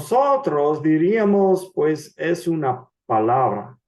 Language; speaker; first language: Spanish; non-native, fluent; English